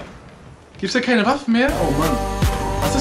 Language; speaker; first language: German; native; German